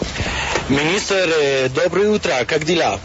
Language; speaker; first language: Russian; early bilingual, heritage; Spanish